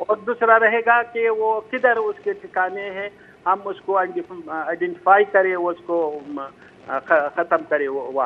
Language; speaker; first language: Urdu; non-native, fluent; Pashto